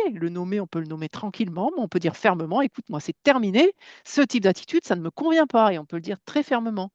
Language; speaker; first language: French; native; French